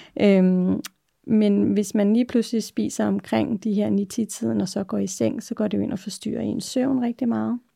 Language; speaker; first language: Danish; native; Danish